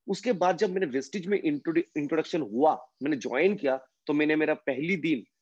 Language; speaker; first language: Hindi; non-native, local second language; Bangla